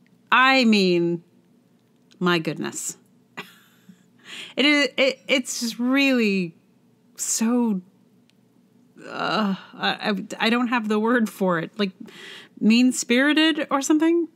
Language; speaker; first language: English; native; English